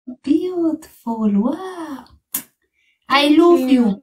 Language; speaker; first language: English; non-native, learner; Amharic